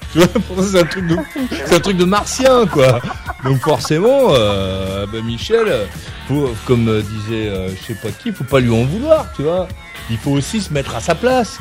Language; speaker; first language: French; native; French